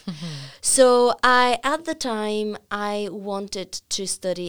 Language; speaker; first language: English; non-native, fluent; Bulgarian